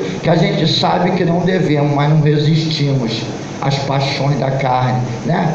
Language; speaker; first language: Portuguese; native; Portuguese